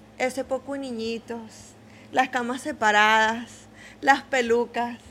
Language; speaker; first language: Spanish; native; Spanish